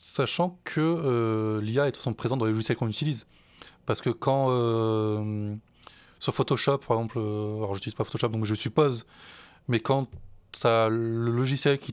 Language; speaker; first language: French; native; French